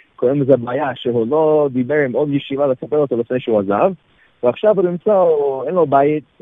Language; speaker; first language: Hebrew; non-native, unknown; English